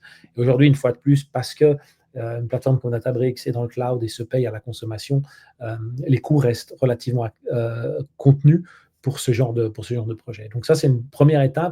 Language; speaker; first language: French; native; French